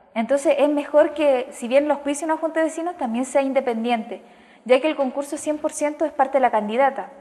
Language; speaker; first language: Spanish; native; Spanish